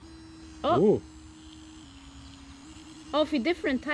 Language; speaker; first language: Arabic; early bilingual, heritage; Arabic